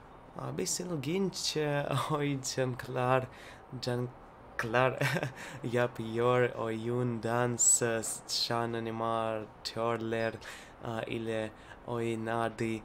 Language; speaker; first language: Turkish; non-native, learner; Russian